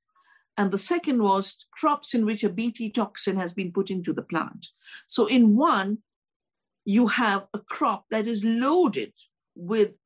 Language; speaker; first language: English; non-native, local second language; Hindi